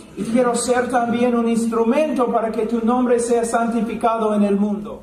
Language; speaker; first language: Spanish; non-native, fluent; English